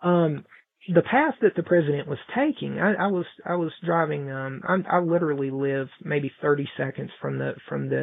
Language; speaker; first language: English; native; English